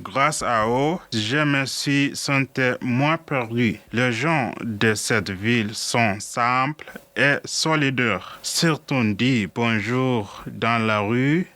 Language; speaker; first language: French; non-native, learner; Arabic